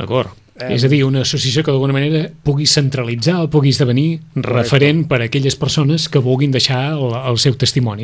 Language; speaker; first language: Catalan; native; Catalan